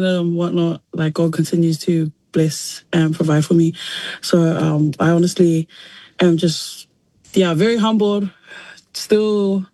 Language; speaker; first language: English; native; English